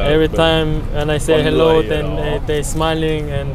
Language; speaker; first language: English; non-native, learner; Korean